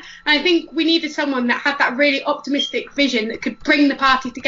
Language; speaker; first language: English; native; English